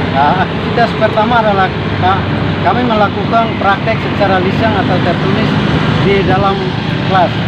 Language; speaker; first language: Indonesian; non-native, fluent; Tetum